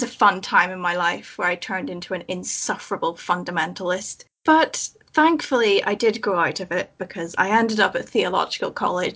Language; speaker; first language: English; native; English